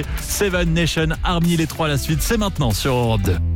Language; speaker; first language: French; native; French